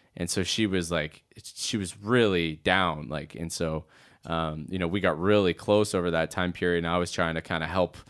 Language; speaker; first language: English; native; English